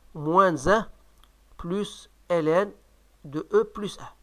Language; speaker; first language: French; non-native, local second language; Arabic